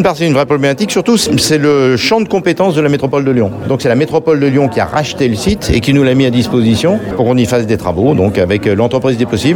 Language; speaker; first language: French; native; French